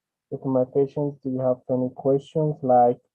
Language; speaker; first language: English; non-native, learner; Spanish